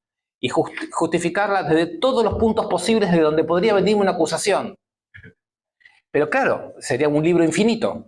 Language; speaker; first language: Spanish; native; Spanish